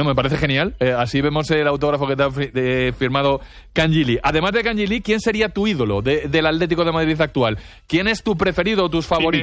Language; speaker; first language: Spanish; native; Spanish